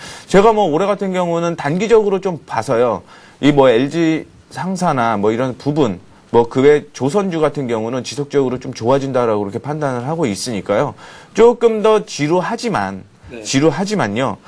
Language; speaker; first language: Korean; native; Korean